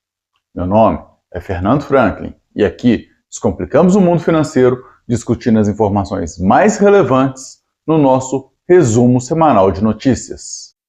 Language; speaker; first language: Portuguese; native; Portuguese